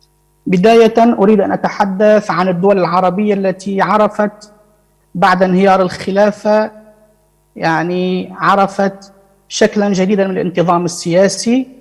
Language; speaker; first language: Arabic; native; Arabic